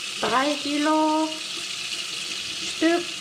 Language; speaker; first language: German; non-native, learner; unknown